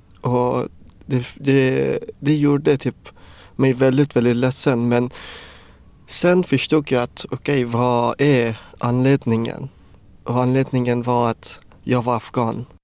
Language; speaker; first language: Swedish; non-native, fluent; Persian